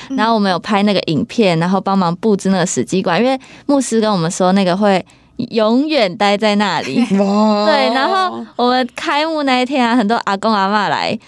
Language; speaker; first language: Chinese; native; Chinese